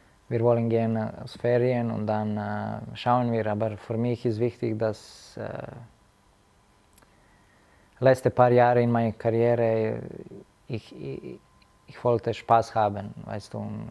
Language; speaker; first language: German; non-native, learner; Serbian